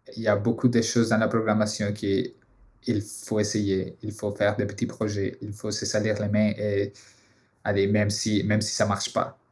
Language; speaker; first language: French; non-native, fluent; Spanish